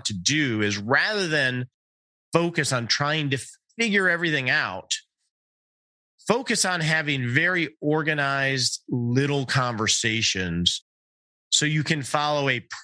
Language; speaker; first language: English; native; English